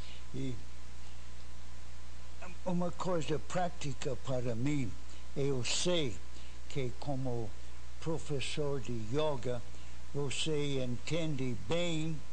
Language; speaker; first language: Portuguese; non-native, fluent; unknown